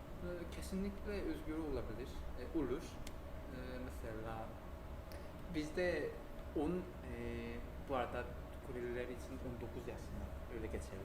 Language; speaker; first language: Turkish; non-native, fluent; Korean